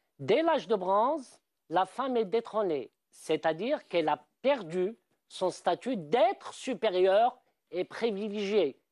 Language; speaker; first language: French; non-native, local second language; Arabic